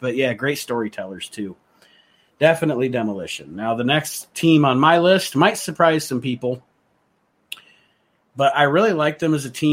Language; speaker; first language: English; native; English